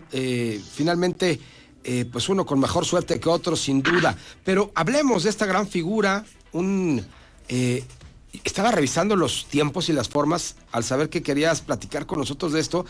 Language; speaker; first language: Spanish; native; Spanish